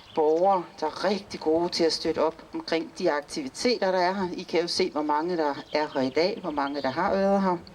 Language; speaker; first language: Danish; native; Danish